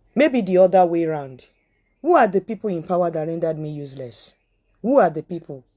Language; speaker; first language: English; non-native, local second language; Yoruba